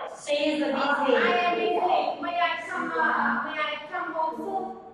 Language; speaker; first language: English; non-native, learner; Vietnamese